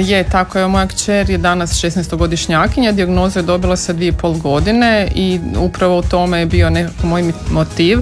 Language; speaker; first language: Serbian; native; Serbian